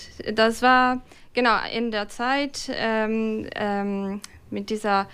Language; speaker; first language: German; non-native, fluent; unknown